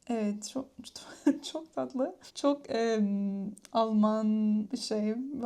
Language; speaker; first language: Turkish; non-native, learner; English